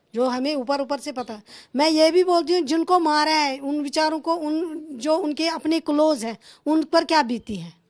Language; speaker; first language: Hindi; non-native, local second language; Kashmiri